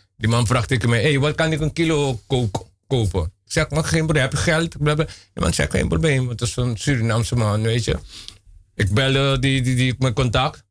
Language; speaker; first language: Dutch; non-native, local second language; Papiamento